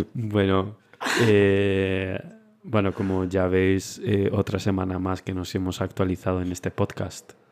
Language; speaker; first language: Spanish; early bilingual, other home language; Romanian